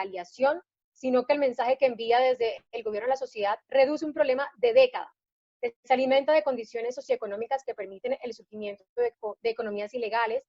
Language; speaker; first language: Spanish; native; Spanish